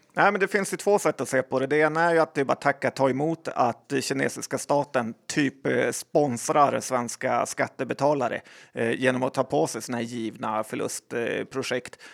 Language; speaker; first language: Swedish; native; Swedish